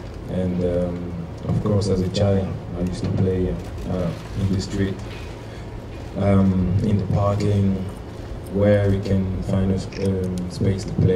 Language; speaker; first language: English; non-native, fluent; French